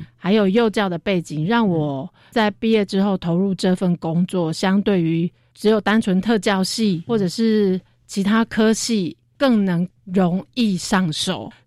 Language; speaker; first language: Chinese; native; Chinese